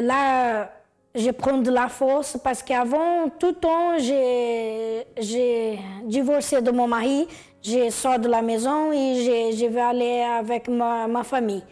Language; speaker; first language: French; non-native, learner; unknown